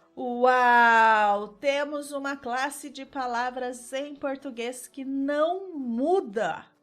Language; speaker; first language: Portuguese; native; Portuguese